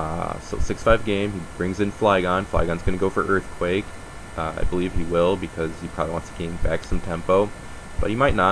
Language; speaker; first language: English; native; English